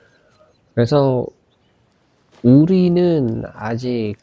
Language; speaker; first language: Korean; non-native, learner; Indonesian